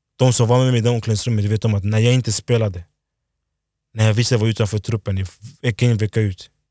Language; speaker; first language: Swedish; early bilingual, other home language; Lingala